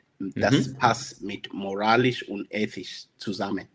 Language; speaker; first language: German; non-native, learner; English